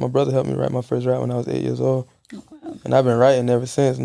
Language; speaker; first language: English; native; English